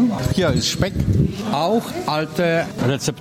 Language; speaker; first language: German; non-native, learner; Polish